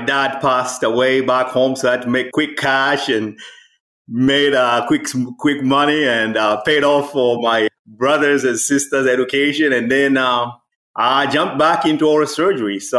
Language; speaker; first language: English; non-native, local second language; Swahili